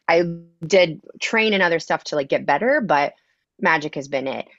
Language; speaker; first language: English; native; English